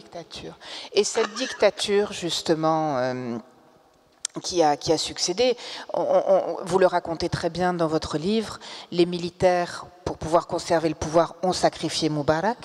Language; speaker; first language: French; native; French